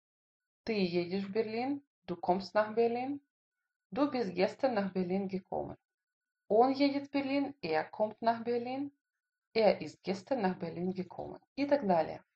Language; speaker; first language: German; non-native, fluent; Russian